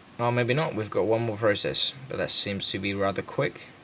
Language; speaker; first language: English; native; English